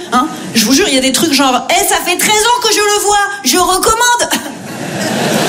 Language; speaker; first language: French; native; French